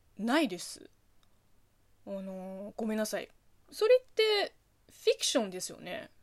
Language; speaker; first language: Japanese; non-native, fluent; Chinese